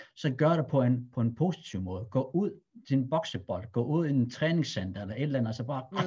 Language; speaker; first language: Danish; early bilingual, other home language; Arabic